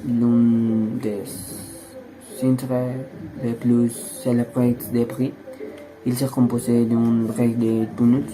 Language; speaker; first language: French; non-native, learner; Spanish